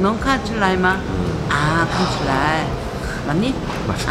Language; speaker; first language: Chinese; non-native, learner; Korean